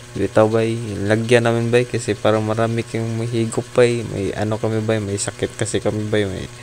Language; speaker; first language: Filipino; non-native, local second language; Cebuano